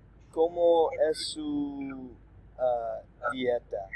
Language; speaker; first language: Spanish; non-native, learner; English